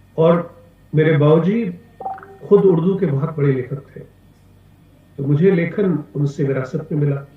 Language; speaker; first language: Hindi; non-native, local second language; Punjabi